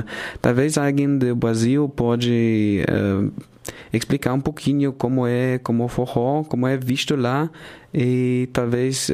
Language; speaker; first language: Portuguese; non-native, fluent; German